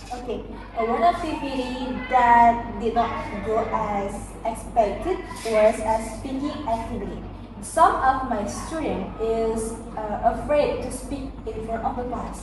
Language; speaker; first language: English; non-native, learner; Indonesian